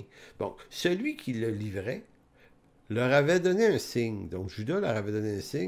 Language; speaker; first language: French; native; French